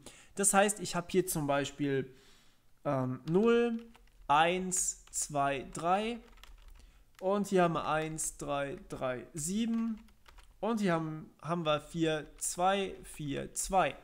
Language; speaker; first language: German; native; German